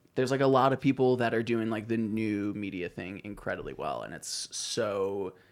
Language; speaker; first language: English; native; English